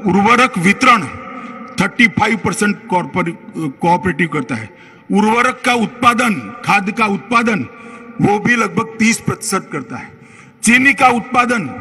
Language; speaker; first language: Hindi; non-native, local second language; Gujarati